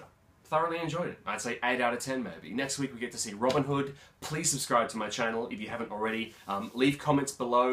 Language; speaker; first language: English; native; English